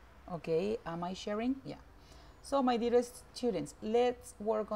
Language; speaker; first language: English; non-native, fluent; Spanish